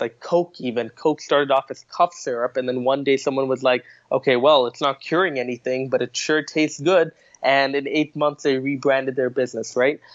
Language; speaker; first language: English; native; English